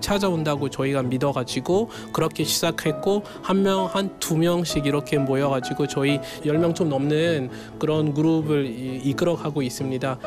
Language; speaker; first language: Korean; non-native, fluent; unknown